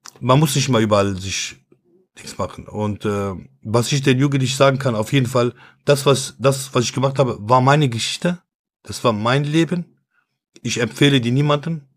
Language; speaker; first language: German; early bilingual, other home language; Kurdish